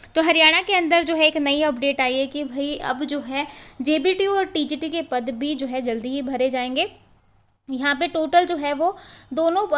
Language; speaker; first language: Hindi; native; Hindi